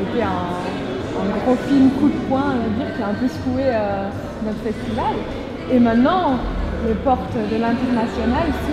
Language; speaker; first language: French; native; French